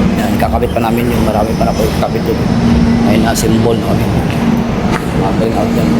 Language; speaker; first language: Filipino; non-native, local second language; Cebuano